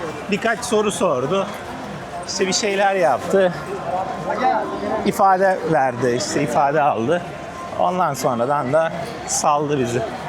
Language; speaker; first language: Turkish; native; Turkish